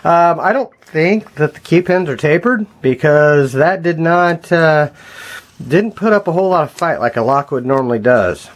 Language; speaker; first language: English; native; English